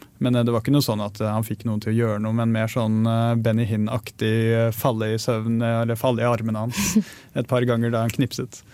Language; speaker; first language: Norwegian; native; Norwegian